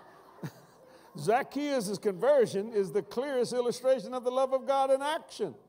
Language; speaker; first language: English; native; English